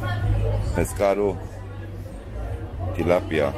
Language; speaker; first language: Spanish; non-native, learner; German